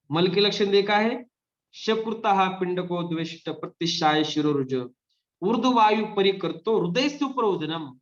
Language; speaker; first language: Hindi; non-native, local second language; Marathi